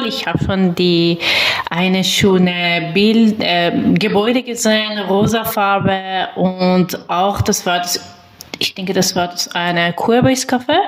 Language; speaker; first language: German; non-native, learner; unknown